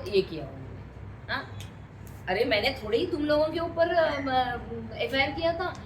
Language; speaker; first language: Hindi; non-native, local second language; Marathi